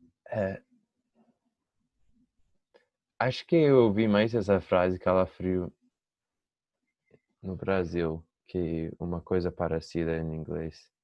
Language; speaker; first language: Portuguese; non-native, fluent; English